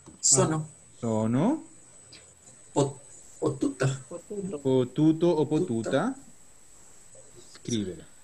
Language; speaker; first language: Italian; non-native, fluent; Spanish